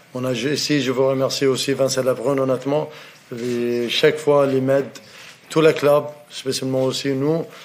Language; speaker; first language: French; non-native, learner; Arabic